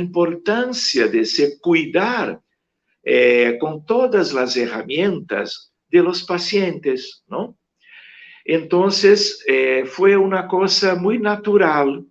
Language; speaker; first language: Spanish; non-native, fluent; Portuguese